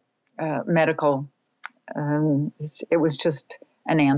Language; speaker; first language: English; native; English